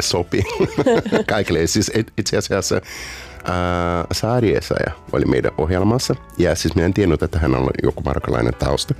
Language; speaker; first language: Finnish; non-native, fluent; Portuguese